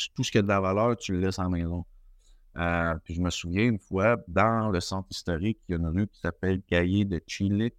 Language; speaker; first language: French; native; French